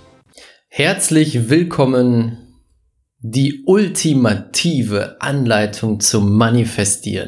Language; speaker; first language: German; native; German